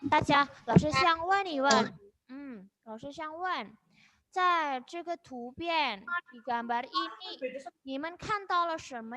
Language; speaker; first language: Chinese; non-native, fluent; Indonesian